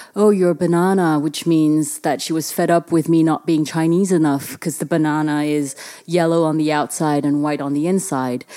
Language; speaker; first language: English; early bilingual, other home language; Chinese